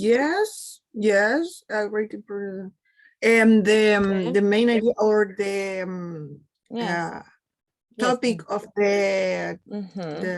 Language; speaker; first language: English; non-native, learner; Spanish